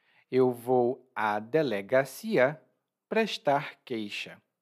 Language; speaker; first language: Portuguese; native; Portuguese